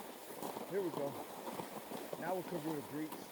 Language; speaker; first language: English; native; English